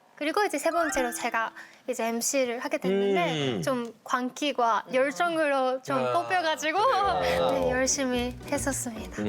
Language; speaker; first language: Korean; non-native, fluent; Japanese